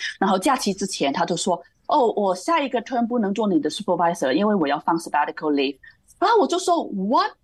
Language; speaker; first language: Chinese; non-native, local second language; Cantonese